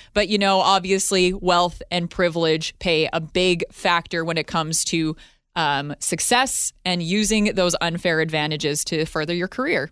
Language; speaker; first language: English; native; English